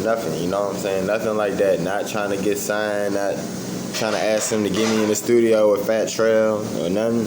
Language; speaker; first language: English; native; English